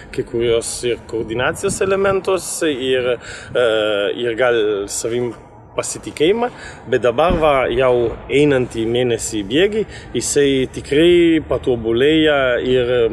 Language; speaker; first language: Lithuanian; non-native, learner; Italian